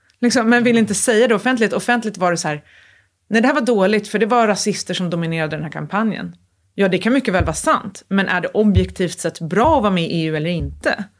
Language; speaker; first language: Swedish; native; Swedish